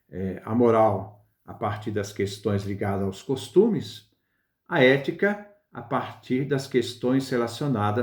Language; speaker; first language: Portuguese; native; Portuguese